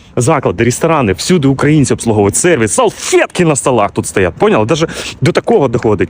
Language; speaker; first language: Ukrainian; native; Ukrainian